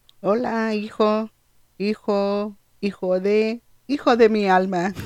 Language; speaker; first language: Spanish; native; Spanish